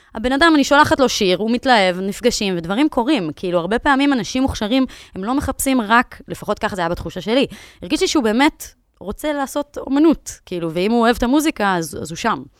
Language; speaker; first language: Hebrew; native; Hebrew